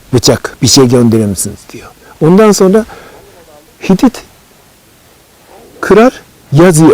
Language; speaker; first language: Turkish; non-native, fluent; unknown